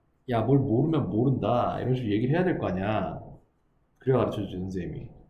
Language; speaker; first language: Korean; native; Korean